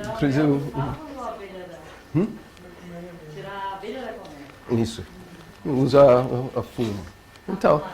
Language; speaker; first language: Portuguese; non-native, learner; English